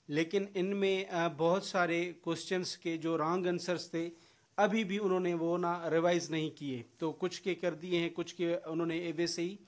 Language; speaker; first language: Urdu; non-native, local second language; Sindhi